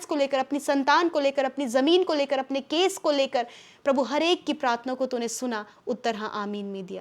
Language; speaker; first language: Hindi; native; Hindi